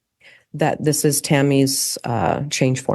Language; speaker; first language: English; native; English